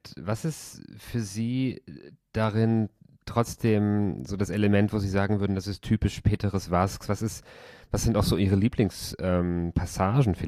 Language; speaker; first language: German; native; German